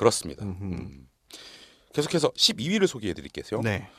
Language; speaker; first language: Korean; native; Korean